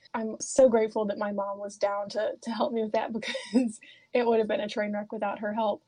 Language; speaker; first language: English; native; English